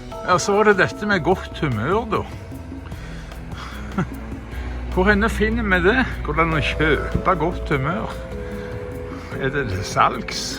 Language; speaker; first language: Norwegian; native; Norwegian